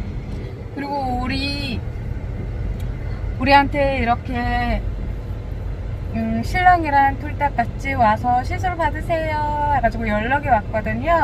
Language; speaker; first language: Korean; non-native, fluent; Mongolian